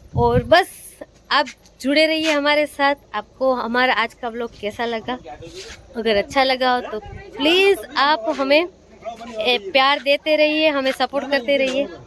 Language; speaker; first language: Hindi; non-native, local second language; Gujarati